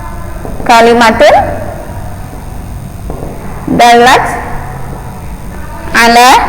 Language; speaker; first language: Arabic; non-native, fluent; Indonesian